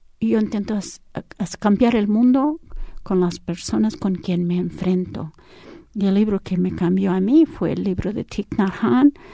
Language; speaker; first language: Spanish; early bilingual, heritage; English